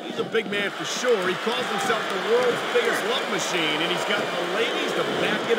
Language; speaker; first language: English; native; English